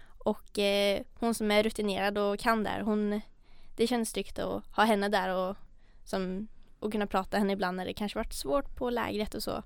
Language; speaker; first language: Swedish; native; Swedish